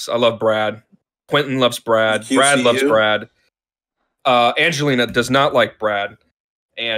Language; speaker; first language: English; native; English